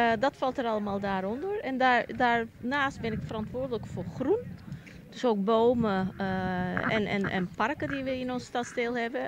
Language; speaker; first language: Dutch; early bilingual, other home language; Turkish